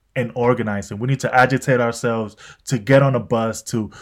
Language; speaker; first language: English; native; English